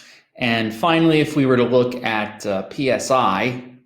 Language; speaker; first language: English; native; English